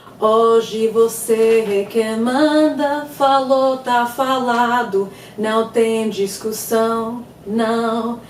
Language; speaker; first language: Portuguese; non-native, fluent; English